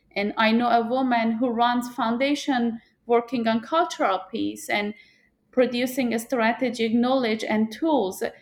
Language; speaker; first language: English; non-native, fluent; Persian